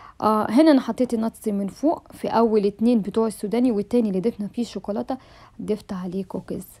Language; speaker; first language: Arabic; native; Arabic